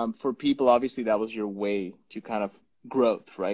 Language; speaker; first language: English; non-native, local second language; Punjabi